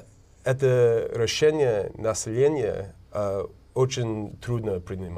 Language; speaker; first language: Russian; non-native, learner; English